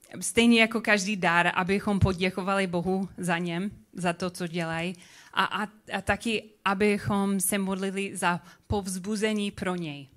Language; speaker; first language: Czech; non-native, learner; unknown